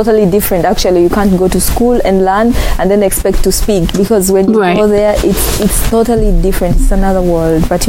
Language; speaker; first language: English; non-native, local second language; Ganda